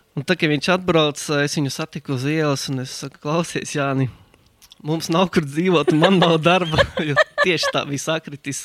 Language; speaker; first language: Latvian; native; Latvian